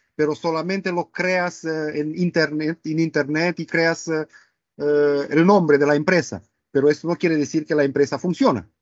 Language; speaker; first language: Spanish; non-native, fluent; Romanian